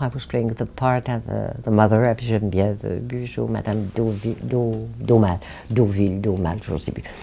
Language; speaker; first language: English; non-native, fluent; French